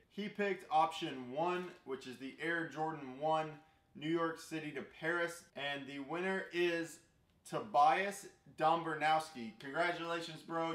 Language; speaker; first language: English; native; English